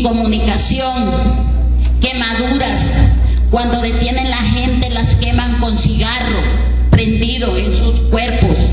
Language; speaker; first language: Spanish; native; Spanish